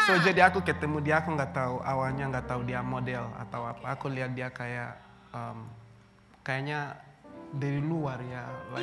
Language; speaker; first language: Indonesian; non-native, fluent; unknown